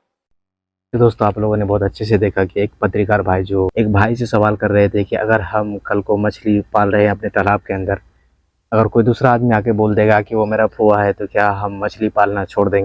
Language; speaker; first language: Hindi; native; Hindi